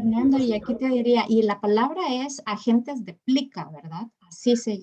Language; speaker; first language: Spanish; native; Spanish